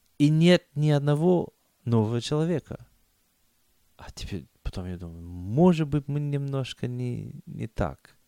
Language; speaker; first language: Russian; non-native, fluent; English